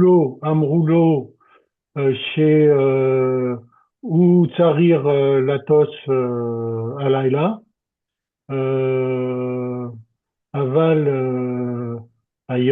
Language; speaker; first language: Hebrew; non-native, learner; French